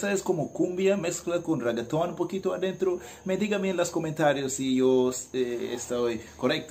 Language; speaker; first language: Spanish; non-native, learner; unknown